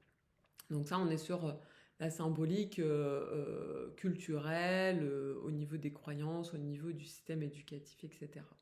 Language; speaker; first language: French; native; French